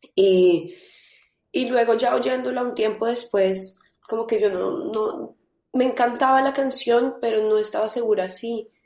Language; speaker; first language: Spanish; native; Spanish